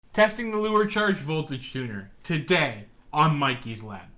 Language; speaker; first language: English; native; English